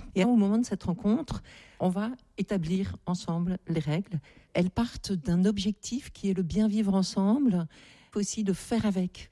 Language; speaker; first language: French; native; French